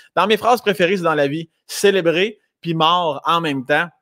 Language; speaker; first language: French; native; French